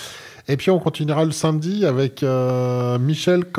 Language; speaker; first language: French; native; French